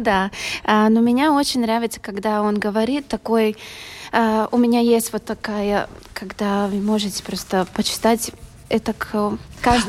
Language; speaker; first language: Russian; non-native, local second language; Latvian